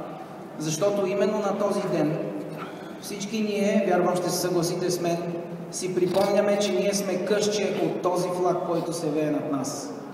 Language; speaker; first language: Bulgarian; native; Bulgarian